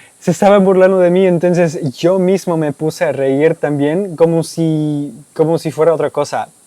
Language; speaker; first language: Spanish; non-native, fluent; English